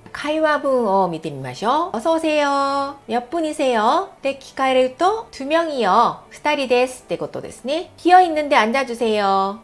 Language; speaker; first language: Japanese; non-native, fluent; Korean